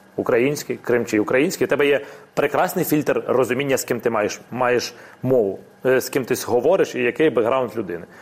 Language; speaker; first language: Ukrainian; non-native, local second language; Russian